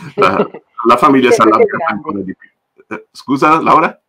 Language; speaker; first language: Italian; early bilingual, other home language; English